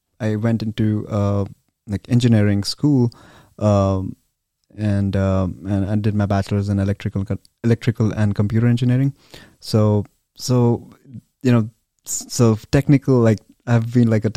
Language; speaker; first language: English; non-native, local second language; Hindi